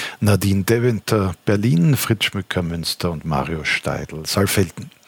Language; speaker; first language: German; native; German